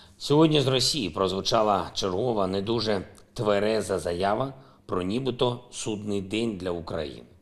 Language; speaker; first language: Ukrainian; non-native, local second language; Russian